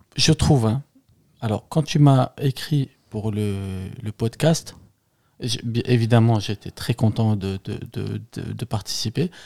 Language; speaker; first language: French; non-native, local second language; Arabic